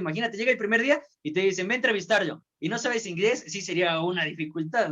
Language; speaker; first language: Spanish; native; Spanish